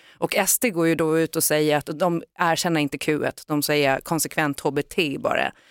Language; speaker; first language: Swedish; native; Swedish